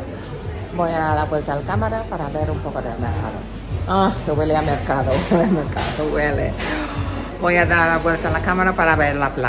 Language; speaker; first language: Spanish; non-native, learner; English